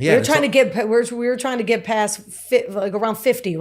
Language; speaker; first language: English; native; English